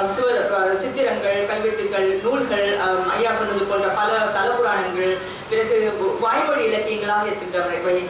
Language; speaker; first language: Tamil; early bilingual, heritage; Tamil